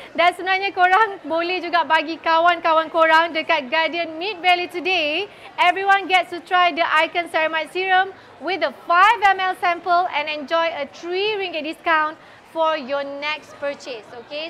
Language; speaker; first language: English; non-native, local second language; Malay